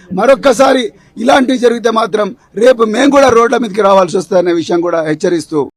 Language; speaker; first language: Telugu; native; Telugu